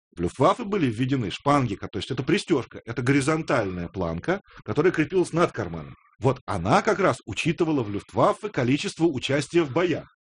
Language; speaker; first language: Russian; native; Russian